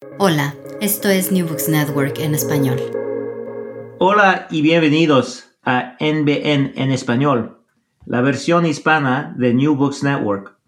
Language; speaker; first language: Spanish; non-native, fluent; English